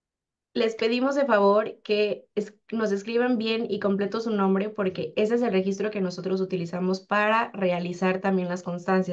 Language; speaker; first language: Spanish; native; Spanish